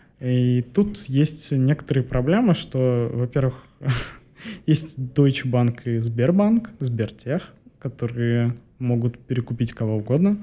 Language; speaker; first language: Russian; native; Russian